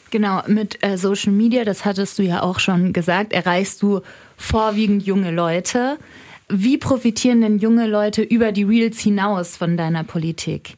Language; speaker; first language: German; native; German